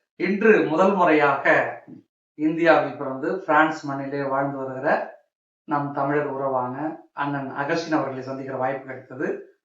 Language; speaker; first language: Tamil; native; Tamil